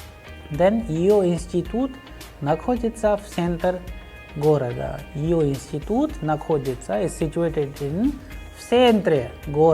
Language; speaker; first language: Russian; non-native, fluent; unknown